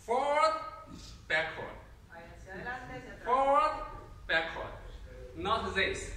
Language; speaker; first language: English; non-native, learner; Chinese